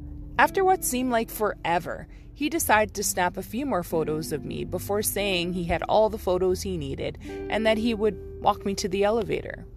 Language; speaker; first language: English; native; English